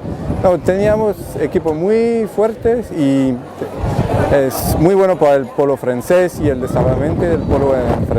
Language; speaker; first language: Spanish; non-native, fluent; French